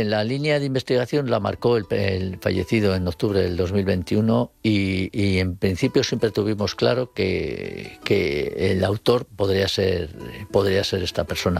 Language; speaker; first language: Spanish; native; Spanish